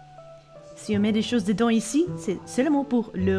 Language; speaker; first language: French; non-native, learner; Dutch